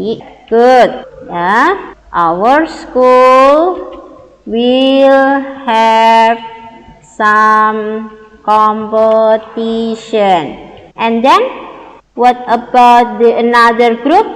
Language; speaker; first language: English; non-native, learner; Indonesian